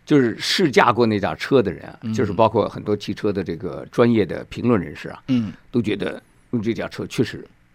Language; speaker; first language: Chinese; native; Chinese